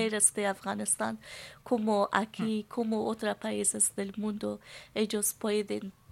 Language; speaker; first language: Spanish; non-native, learner; Persian